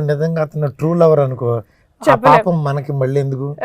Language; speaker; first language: Telugu; native; Telugu